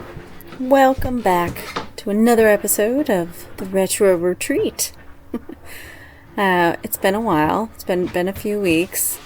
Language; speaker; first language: English; native; English